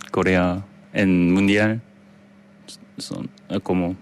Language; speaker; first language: Spanish; non-native, learner; Korean